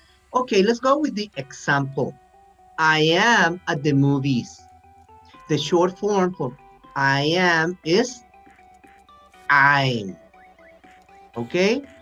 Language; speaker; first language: English; non-native, fluent; Spanish